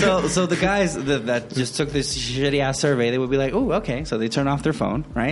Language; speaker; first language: English; non-native, fluent; Spanish